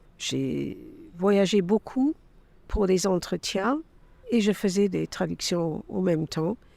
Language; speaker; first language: French; non-native, fluent; English